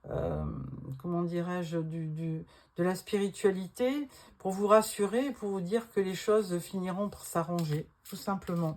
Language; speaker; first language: French; native; French